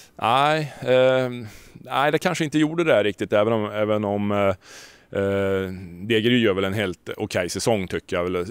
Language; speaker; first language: Swedish; native; Swedish